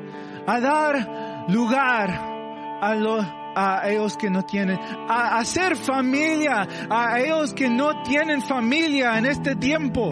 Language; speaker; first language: Spanish; non-native, learner; English